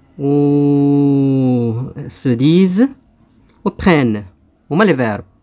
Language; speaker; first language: French; non-native, local second language; Arabic